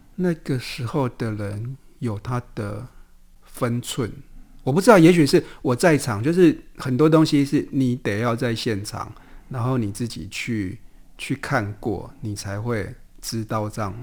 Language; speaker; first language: Chinese; native; Chinese